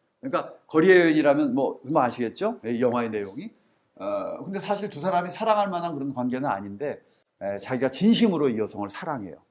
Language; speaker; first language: Korean; native; Korean